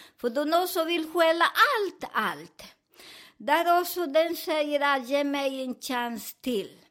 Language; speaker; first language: Swedish; non-native, fluent; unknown